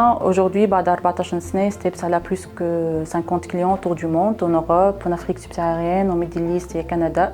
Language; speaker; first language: French; non-native, local second language; Arabic